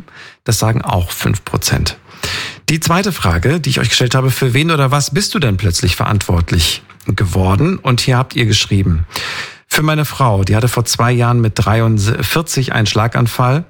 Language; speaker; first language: German; native; German